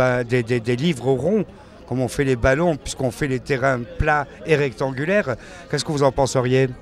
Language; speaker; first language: French; native; French